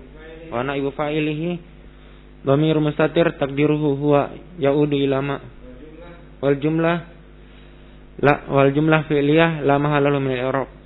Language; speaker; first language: Arabic; non-native, learner; Indonesian